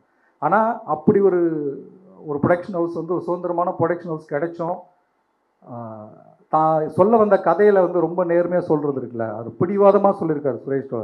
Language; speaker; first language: Tamil; native; Tamil